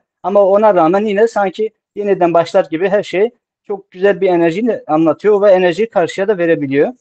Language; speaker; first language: Turkish; native; Turkish